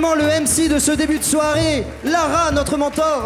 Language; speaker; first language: French; native; French